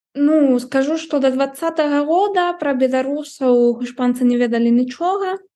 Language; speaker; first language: Belarusian; non-native, fluent; Spanish